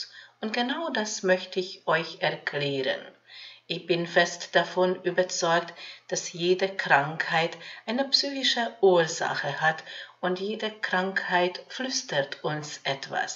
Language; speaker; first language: German; non-native, fluent; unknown